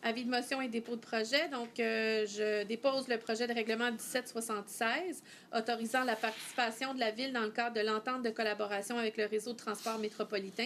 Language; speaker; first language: French; native; French